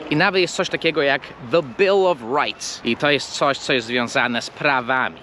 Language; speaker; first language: Polish; non-native, fluent; English